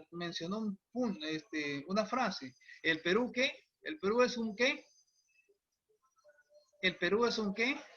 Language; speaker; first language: Spanish; native; Spanish